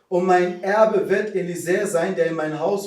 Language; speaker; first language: German; non-native, fluent; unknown